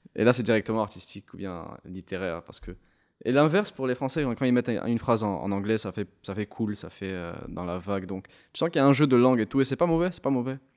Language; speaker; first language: French; non-native, local second language; Arabic